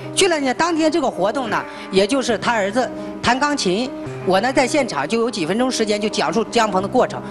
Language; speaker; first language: Chinese; native; Chinese